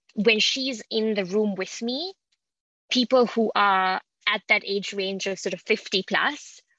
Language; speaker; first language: English; non-native, local second language; Sinhala